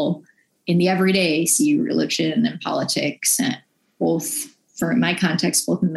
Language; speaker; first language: English; native; English